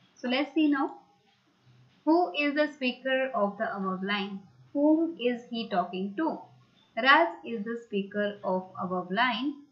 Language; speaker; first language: English; non-native, local second language; Hindi